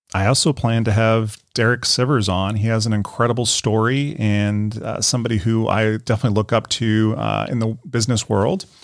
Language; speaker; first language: English; native; English